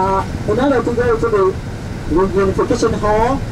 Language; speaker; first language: English; non-native, learner; Vietnamese